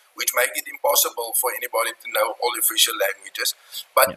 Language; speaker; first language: English; non-native, local second language; Afrikaans